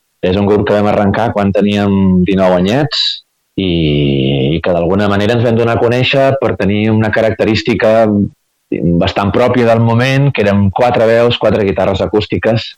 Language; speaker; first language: Catalan; native; Catalan